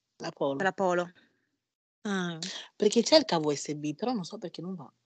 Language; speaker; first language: Italian; early bilingual, other home language; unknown